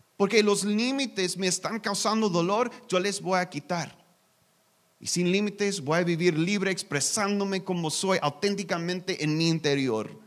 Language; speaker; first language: Spanish; non-native, learner; English